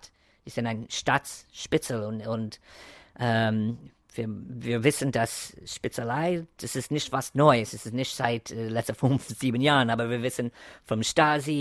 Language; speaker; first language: German; non-native, fluent; English